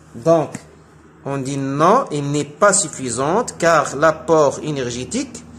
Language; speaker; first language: French; non-native, local second language; Arabic